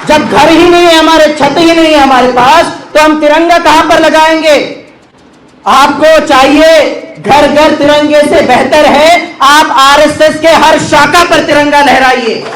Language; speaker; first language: Hindi; non-native, local second language; Urdu